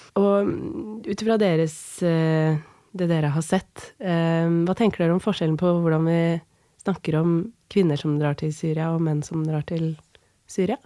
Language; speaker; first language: Norwegian; native; Norwegian